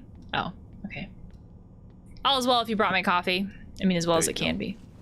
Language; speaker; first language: English; native; English